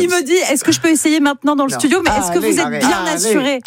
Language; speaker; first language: French; native; French